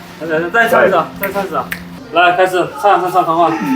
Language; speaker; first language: Chinese; native; Chinese